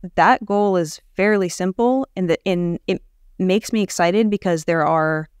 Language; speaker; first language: English; native; English